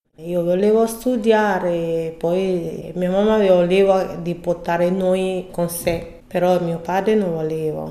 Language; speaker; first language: Italian; non-native, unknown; Bini